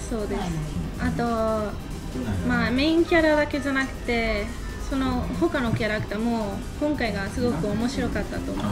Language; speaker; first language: Japanese; non-native, fluent; Spanish